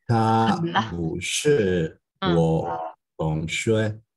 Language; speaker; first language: Chinese; non-native, learner; Spanish